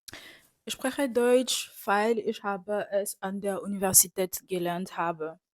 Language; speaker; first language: German; non-native, fluent; Fon